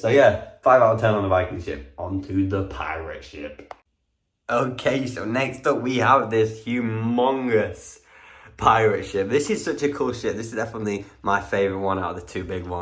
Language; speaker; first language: English; native; English